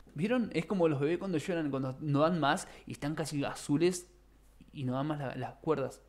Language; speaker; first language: Spanish; native; Spanish